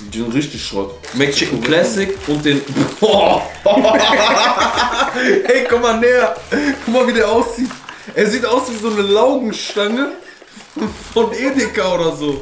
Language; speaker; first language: German; native; German